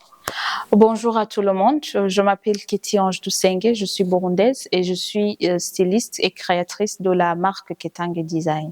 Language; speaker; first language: French; non-native, local second language; Rundi